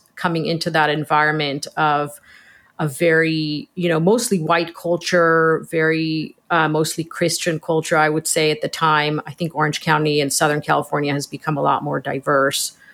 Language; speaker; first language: English; early bilingual, other home language; Hebrew